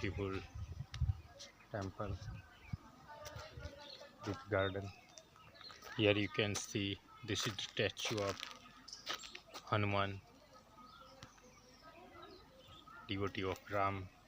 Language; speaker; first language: English; non-native, local second language; Gujarati